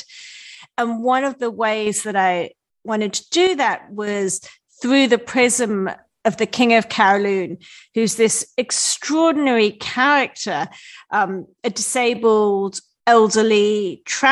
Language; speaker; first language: English; native; English